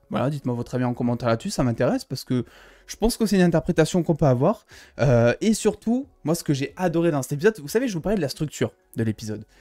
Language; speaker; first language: French; native; French